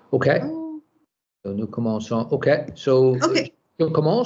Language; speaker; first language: French; non-native, learner; English